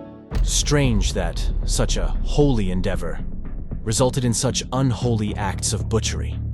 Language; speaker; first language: English; native; English